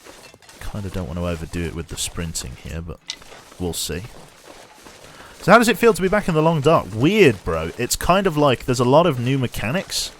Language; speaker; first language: English; native; English